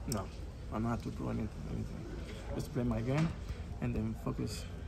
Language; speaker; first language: English; non-native, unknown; Spanish